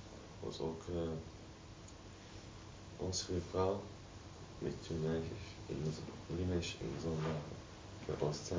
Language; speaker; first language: Dutch; non-native, learner; Arabic